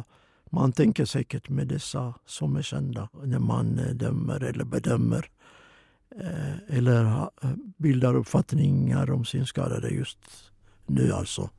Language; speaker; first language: Swedish; non-native, fluent; Oromo